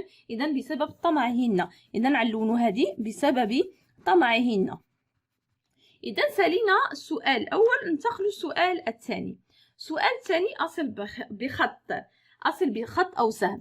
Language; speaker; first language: Arabic; native; Arabic